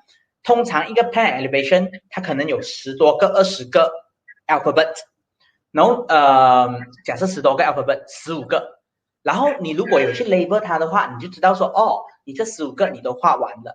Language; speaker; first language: Chinese; native; Chinese